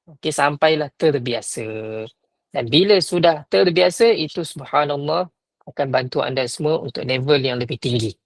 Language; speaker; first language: Malay; native; Malay